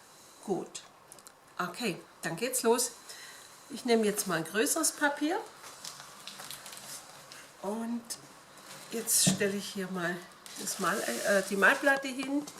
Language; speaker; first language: German; native; German